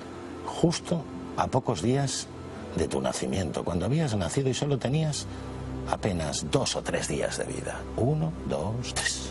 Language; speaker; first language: Spanish; native; Spanish